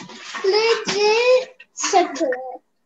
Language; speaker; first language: French; non-native, learner; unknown